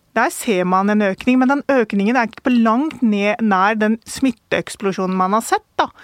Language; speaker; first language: Norwegian; early bilingual, other home language; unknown